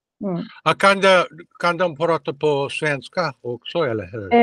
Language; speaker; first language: Swedish; non-native, learner; Russian